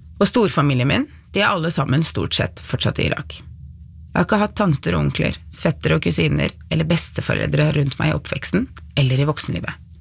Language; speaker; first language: Norwegian; early bilingual, other home language; Arabic